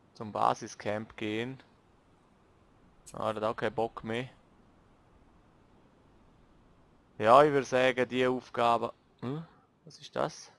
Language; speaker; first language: German; native; German